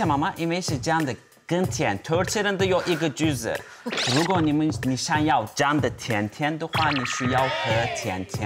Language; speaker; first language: Chinese; non-native, fluent; Turkish